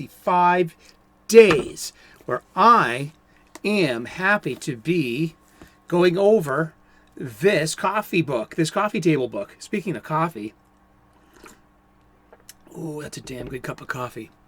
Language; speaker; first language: English; native; English